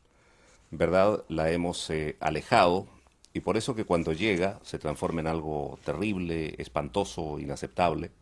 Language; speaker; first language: Spanish; native; Spanish